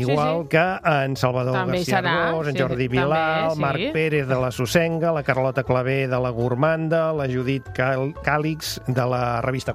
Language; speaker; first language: Catalan; native; Catalan